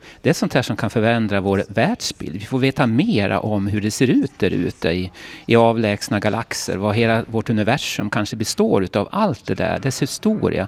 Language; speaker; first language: Swedish; native; Swedish